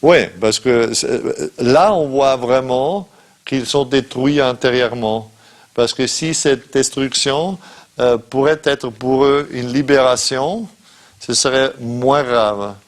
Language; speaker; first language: French; non-native, fluent; German